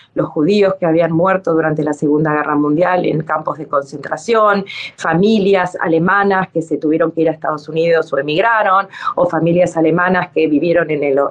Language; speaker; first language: Spanish; native; Spanish